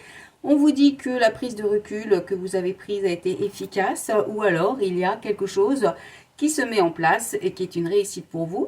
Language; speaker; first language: French; native; French